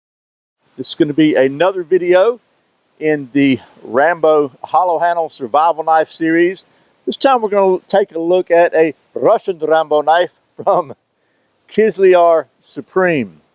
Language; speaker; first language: English; native; English